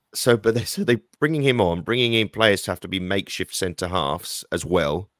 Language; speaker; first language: English; native; English